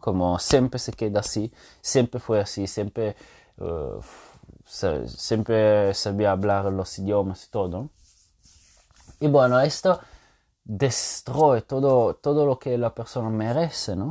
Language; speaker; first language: Spanish; non-native, fluent; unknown